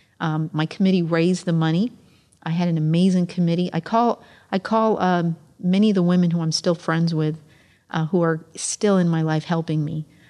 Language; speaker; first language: English; early bilingual, other home language; Amharic